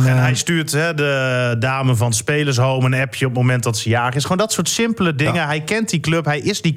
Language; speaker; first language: Dutch; native; Dutch